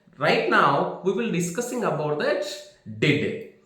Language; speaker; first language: English; non-native, local second language; Telugu